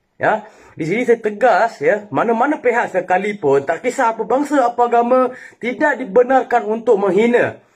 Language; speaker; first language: Malay; non-native, local second language; Tamil